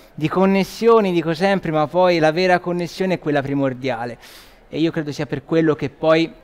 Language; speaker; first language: Italian; native; Italian